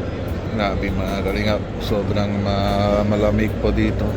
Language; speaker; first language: Filipino; non-native, learner; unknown